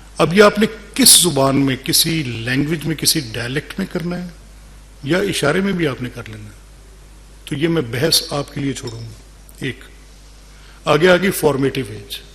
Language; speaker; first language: Urdu; non-native, local second language; Punjabi